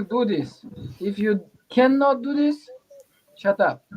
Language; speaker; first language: English; non-native, learner; Uzbek